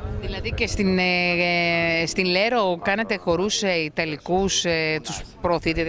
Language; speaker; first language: Greek; native; Greek